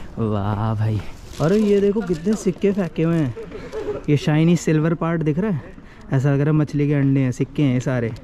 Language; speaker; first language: Hindi; native; Hindi